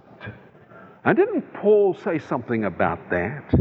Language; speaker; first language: English; native; English